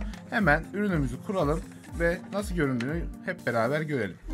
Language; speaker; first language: Turkish; native; Turkish